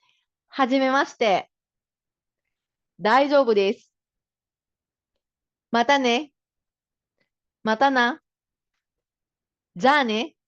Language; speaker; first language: Japanese; non-native, fluent; Filipino